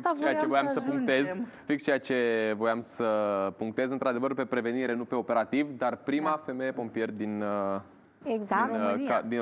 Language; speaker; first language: Romanian; native; Romanian